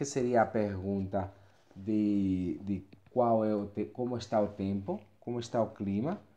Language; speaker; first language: Portuguese; non-native, fluent; Spanish